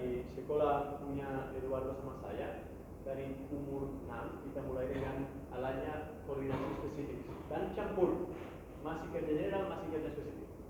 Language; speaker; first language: Indonesian; non-native, learner; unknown